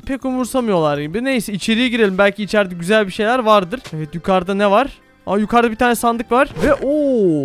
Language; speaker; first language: Turkish; native; Turkish